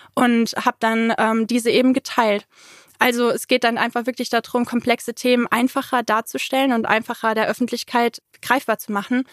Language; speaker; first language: German; native; German